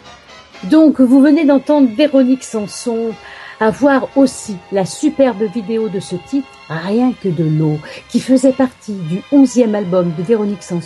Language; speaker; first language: French; native; French